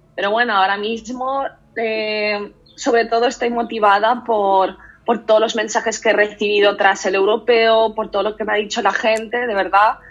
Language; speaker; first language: Spanish; early bilingual, other home language; Russian